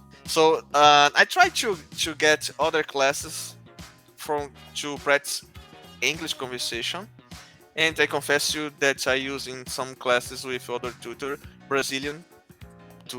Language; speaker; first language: English; non-native, learner; Portuguese